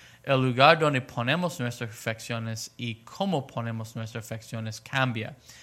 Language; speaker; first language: Spanish; non-native, fluent; English